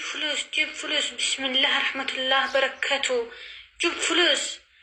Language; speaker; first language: Arabic; non-native, learner; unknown